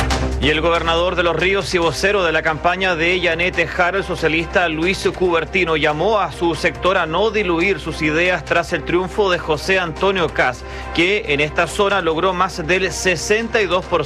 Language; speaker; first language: Spanish; native; Spanish